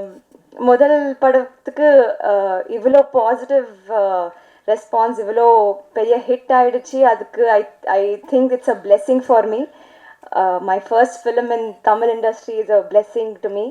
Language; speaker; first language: Tamil; non-native, learner; Telugu